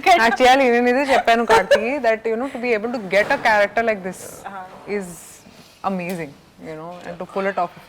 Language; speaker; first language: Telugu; non-native, fluent; Hindi